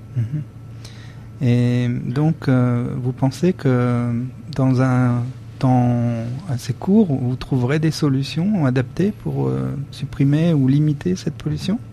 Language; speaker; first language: French; native; French